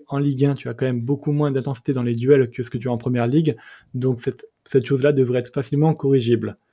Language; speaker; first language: French; native; French